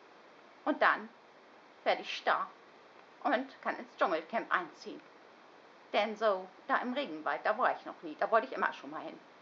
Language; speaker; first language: German; native; German